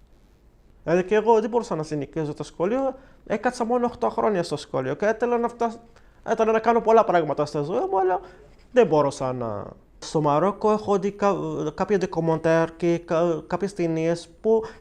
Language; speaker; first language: Greek; non-native, learner; Arabic